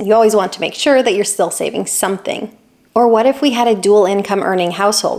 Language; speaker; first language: English; native; English